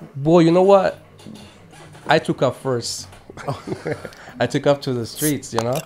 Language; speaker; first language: English; native; English